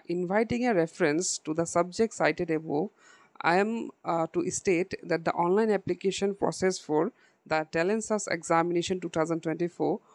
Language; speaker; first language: English; non-native, local second language; Assamese